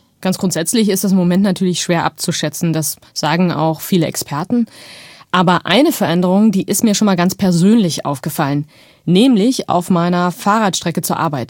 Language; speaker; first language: German; native; German